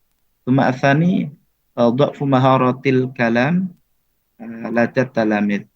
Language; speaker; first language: Arabic; non-native, fluent; Indonesian